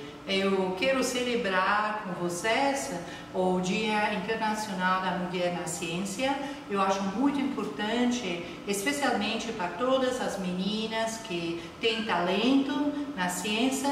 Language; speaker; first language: Portuguese; non-native, fluent; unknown